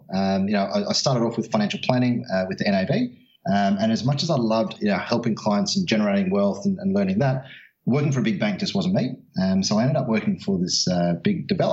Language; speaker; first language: English; native; English